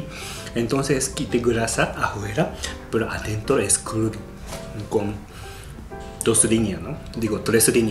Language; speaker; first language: Spanish; non-native, fluent; Japanese